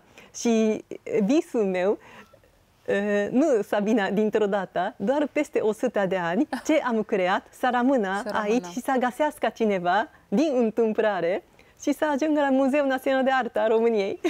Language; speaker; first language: Romanian; non-native, fluent; Japanese